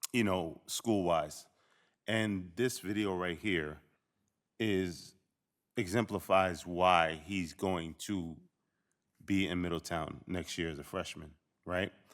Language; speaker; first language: English; native; English